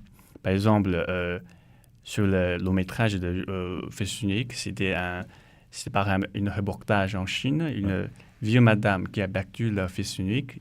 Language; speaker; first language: French; non-native, learner; Chinese